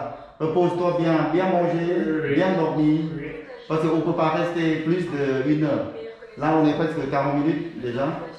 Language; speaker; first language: French; non-native, learner; Thai